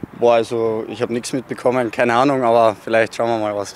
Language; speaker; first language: German; native; German